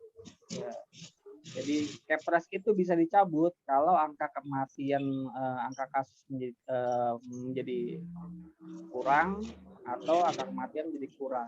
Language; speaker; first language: Indonesian; native; Indonesian